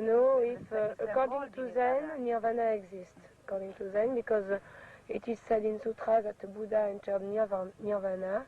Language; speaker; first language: English; non-native, fluent; French